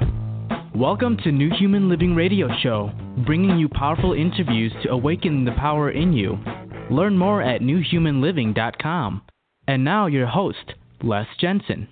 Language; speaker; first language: English; native; English